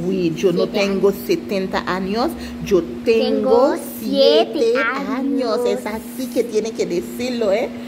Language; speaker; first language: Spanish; non-native, learner; Haitian Creole